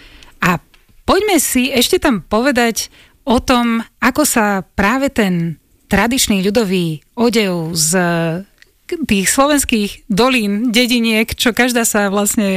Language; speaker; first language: Slovak; native; Slovak